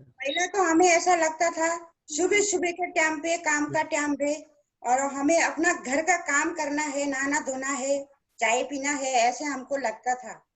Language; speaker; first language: Hindi; non-native, local second language; Nepali